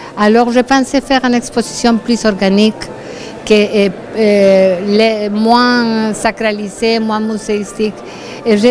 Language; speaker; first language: French; non-native, fluent; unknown